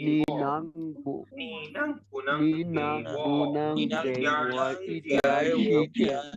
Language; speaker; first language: Chinese; non-native, learner; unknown